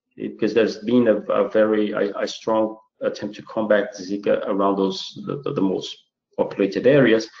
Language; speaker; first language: English; non-native, fluent; Portuguese